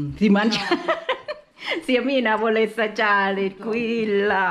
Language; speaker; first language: Italian; non-native, learner; Thai